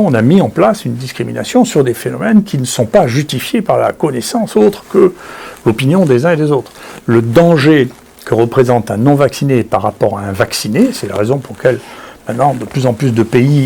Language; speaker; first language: French; native; French